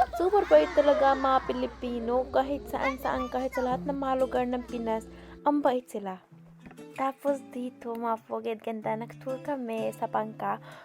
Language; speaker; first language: Filipino; non-native, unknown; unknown